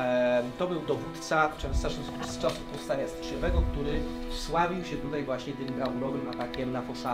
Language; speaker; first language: Polish; native; Polish